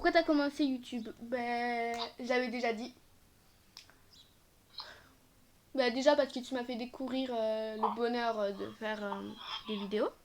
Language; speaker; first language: French; native; French